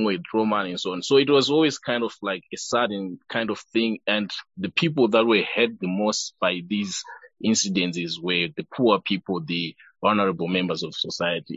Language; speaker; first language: English; non-native, local second language; Shona